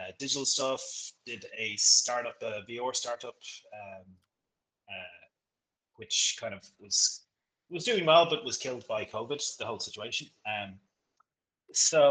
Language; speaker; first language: English; native; English